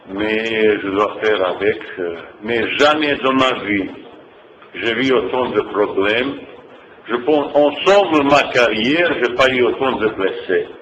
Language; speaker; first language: French; non-native, fluent; Bosnian